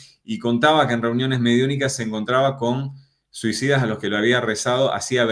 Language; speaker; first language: Spanish; native; Spanish